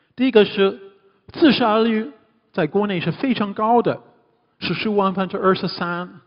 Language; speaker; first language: Chinese; non-native, fluent; English